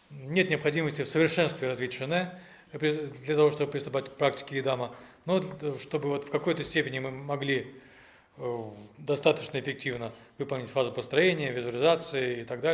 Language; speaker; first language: Russian; native; Russian